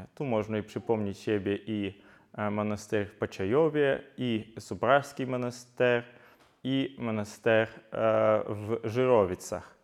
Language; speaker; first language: Polish; non-native, fluent; Ukrainian